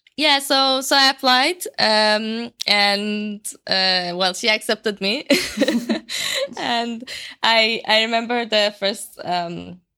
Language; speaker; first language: English; non-native, fluent; Persian